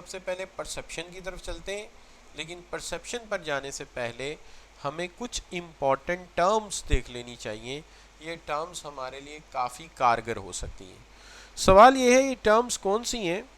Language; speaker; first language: Urdu; native; Urdu